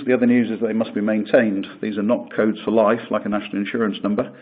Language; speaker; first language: English; native; English